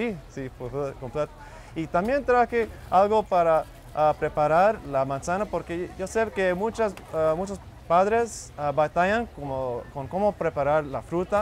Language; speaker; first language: Spanish; early bilingual, heritage; Spanish